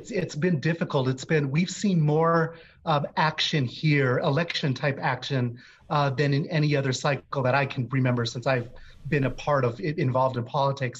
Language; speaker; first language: English; native; English